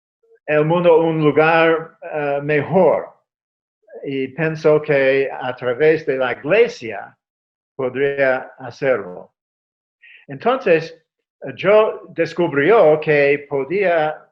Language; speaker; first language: Spanish; non-native, fluent; English